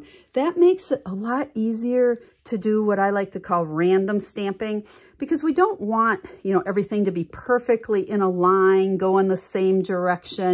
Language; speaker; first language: English; native; English